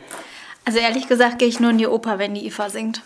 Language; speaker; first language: German; native; German